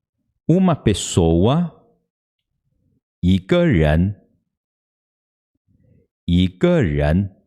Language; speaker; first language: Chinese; non-native, fluent; Portuguese